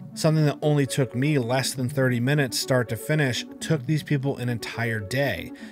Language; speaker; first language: English; native; English